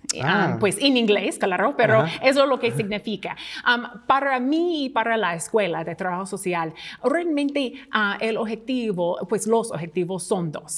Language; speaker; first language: Spanish; non-native, fluent; English